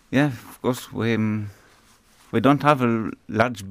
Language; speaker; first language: English; non-native, learner; French